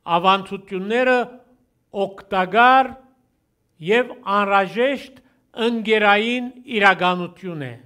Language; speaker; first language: Armenian; early bilingual, heritage; Armenian